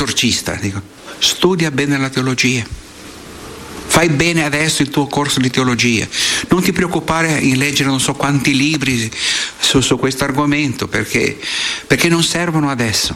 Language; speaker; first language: Italian; non-native, fluent; Portuguese